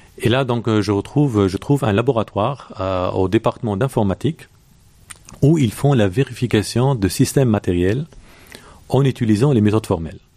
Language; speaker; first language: French; non-native, local second language; Arabic